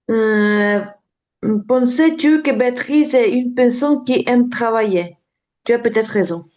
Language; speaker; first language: French; non-native, learner; Ukrainian